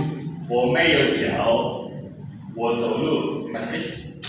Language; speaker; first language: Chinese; non-native, learner; Indonesian